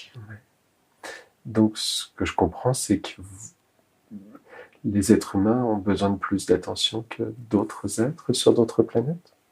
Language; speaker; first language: French; native; French